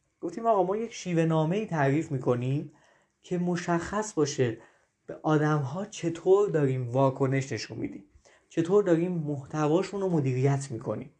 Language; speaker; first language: Persian; native; Persian